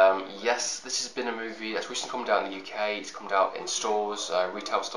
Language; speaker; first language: English; native; English